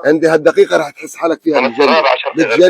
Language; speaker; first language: Arabic; native; Arabic